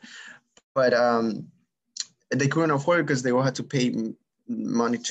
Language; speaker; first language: English; non-native, fluent; Spanish